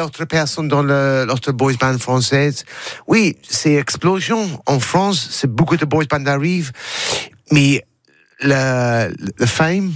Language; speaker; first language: French; non-native, learner; English